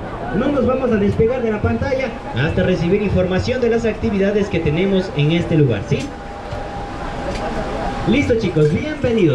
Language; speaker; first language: Spanish; native; Spanish